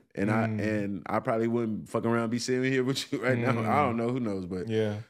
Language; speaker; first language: English; native; English